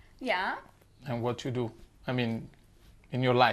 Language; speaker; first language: English; non-native, learner; Italian